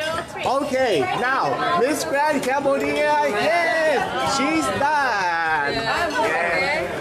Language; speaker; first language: English; non-native, learner; Thai